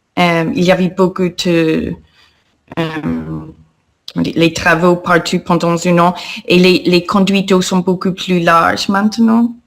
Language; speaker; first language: French; non-native, fluent; English